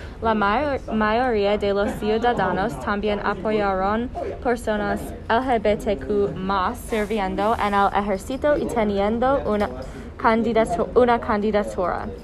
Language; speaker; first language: Spanish; non-native, learner; English